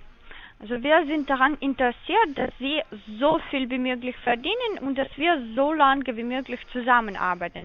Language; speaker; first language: German; non-native, learner; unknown